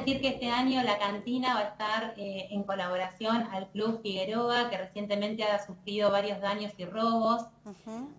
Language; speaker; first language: Spanish; native; Spanish